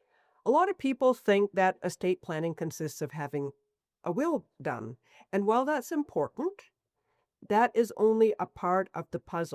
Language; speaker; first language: English; native; English